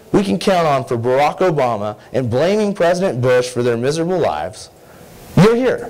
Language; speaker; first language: English; native; English